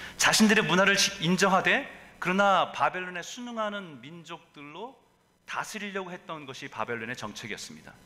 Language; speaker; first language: Korean; native; Korean